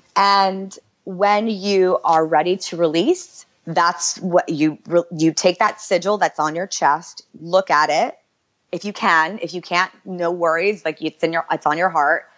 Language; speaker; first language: English; native; English